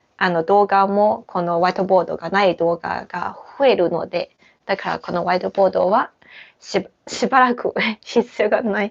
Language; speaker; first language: Japanese; non-native, fluent; Chinese